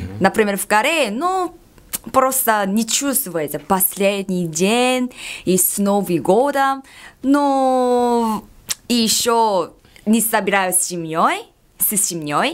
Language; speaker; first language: Russian; non-native, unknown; Korean